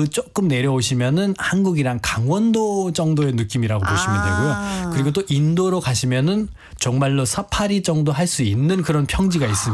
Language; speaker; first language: Korean; non-native, fluent; Nepali